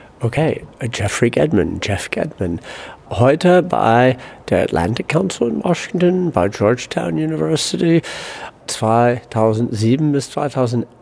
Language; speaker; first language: German; non-native, fluent; English